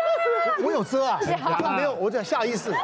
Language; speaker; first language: Chinese; native; Chinese